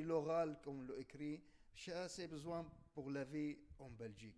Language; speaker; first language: French; non-native, learner; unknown